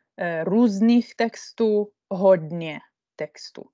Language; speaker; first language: Czech; non-native, fluent; Italian